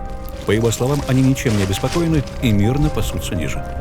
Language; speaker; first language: Russian; native; Russian